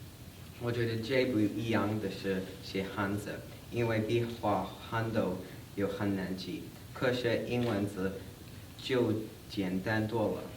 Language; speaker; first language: Chinese; non-native, learner; English